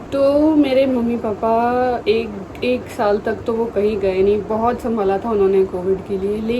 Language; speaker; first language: Hindi; non-native, local second language; Marathi